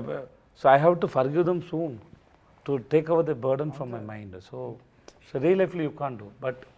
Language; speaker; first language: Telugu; non-native, learner; Tamil